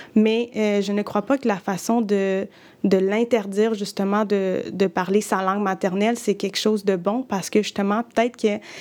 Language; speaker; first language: French; early bilingual, other home language; Spanish